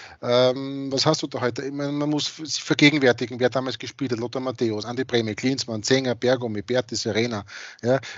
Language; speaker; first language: German; native; German